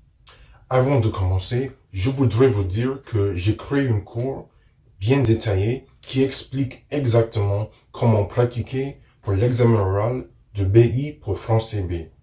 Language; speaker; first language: French; non-native, fluent; English